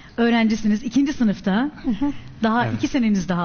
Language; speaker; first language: Turkish; native; Turkish